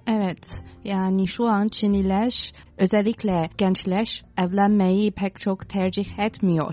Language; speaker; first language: Turkish; non-native, fluent; Chinese